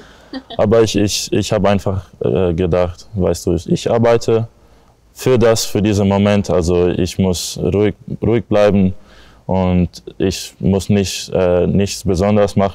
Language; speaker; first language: German; non-native, learner; English